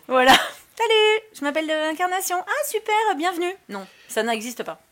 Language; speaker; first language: French; early bilingual, other home language; Spanish